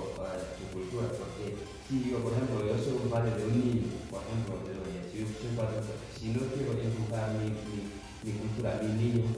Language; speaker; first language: Spanish; non-native, learner; Fula